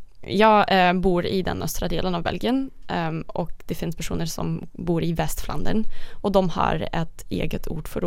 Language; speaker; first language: Swedish; non-native, learner; Dutch